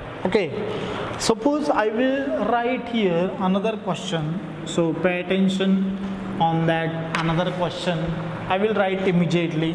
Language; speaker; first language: English; non-native, local second language; Marathi